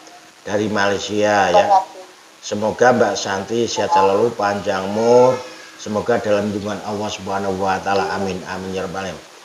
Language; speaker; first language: Indonesian; non-native, local second language; Javanese